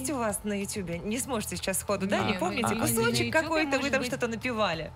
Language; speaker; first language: Russian; native; Russian